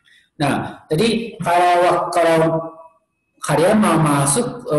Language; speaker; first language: Indonesian; non-native, learner; Japanese